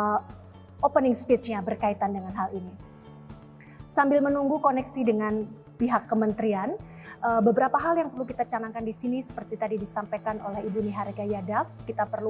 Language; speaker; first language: Indonesian; native; Indonesian